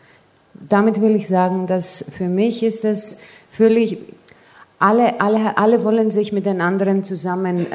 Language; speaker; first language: German; non-native, fluent; Greek